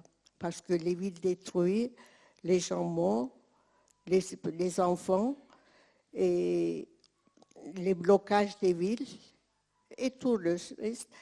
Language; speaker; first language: French; non-native, fluent; Turkish